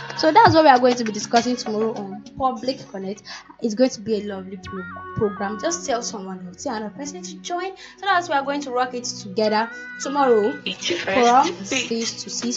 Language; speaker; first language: English; non-native, local second language; Yoruba